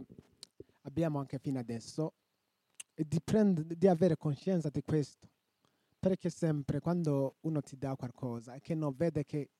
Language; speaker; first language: Italian; non-native, local second language; Rundi